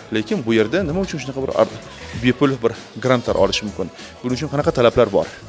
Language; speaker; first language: Uzbek; native; Uzbek